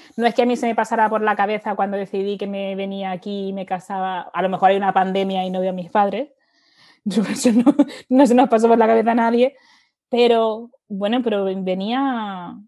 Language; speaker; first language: Spanish; native; Spanish